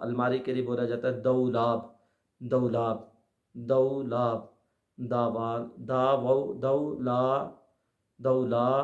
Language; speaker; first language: Urdu; native; Urdu